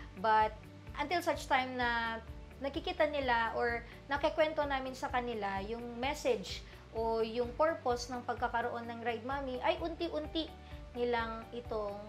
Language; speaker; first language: Filipino; non-native, local second language; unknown